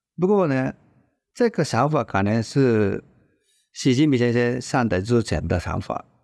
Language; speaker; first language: Chinese; non-native, fluent; Japanese